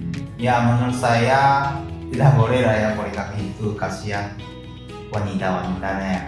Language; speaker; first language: Indonesian; non-native, fluent; Japanese